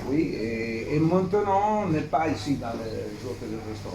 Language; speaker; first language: French; non-native, fluent; Italian